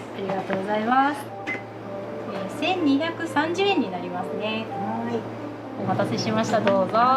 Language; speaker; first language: Japanese; native; Japanese